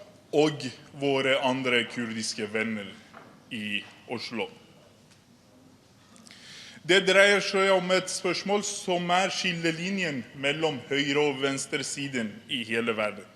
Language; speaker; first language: Norwegian; non-native, fluent; Persian